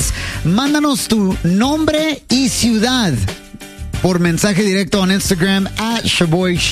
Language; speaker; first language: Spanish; early bilingual, other home language; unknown